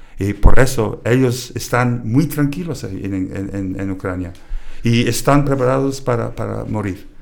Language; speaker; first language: Spanish; non-native, fluent; English